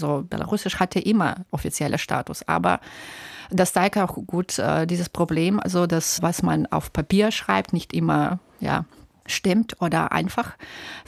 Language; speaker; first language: German; non-native, fluent; Russian